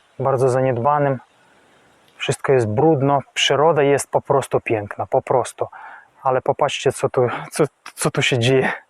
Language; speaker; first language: Polish; non-native, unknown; Ukrainian